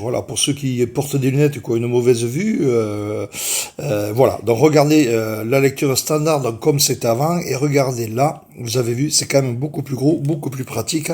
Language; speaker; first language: French; native; French